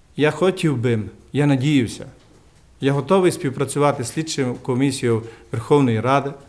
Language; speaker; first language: Ukrainian; native; Ukrainian